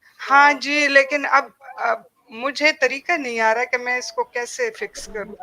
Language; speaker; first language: Hindi; non-native, fluent; Pashto